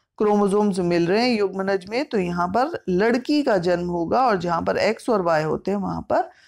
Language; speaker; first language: Hindi; native; Hindi